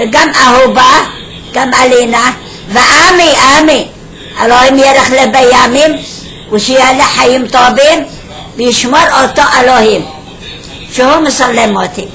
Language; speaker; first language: Hebrew; non-native, fluent; Arabic